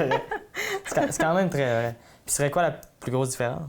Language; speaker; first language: French; native; French